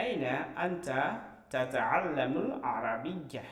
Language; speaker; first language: Arabic; non-native, fluent; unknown